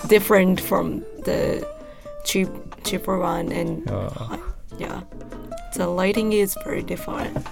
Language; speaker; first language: English; non-native, learner; Japanese